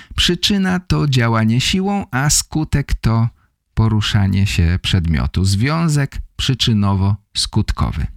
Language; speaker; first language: Polish; native; Polish